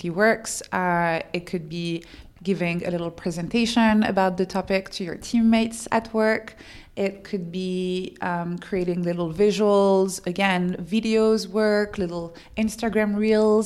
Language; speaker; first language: English; non-native, fluent; French